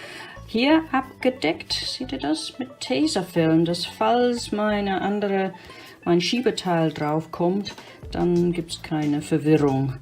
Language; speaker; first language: German; non-native, fluent; English